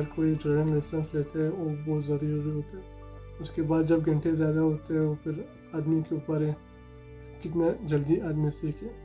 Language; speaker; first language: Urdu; non-native, fluent; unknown